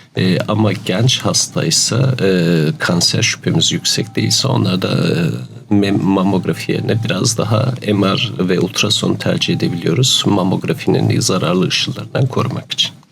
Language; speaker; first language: Turkish; native; Turkish